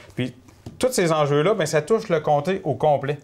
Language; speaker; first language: French; native; French